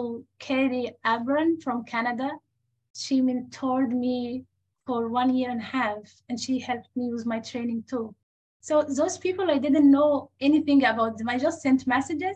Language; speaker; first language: English; non-native, fluent; Arabic